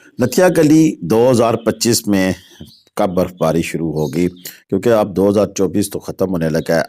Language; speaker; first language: Urdu; non-native, local second language; Pahari-Potwari